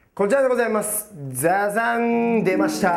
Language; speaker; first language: Japanese; native; Japanese